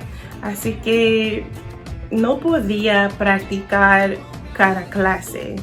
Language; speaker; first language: Spanish; non-native, learner; English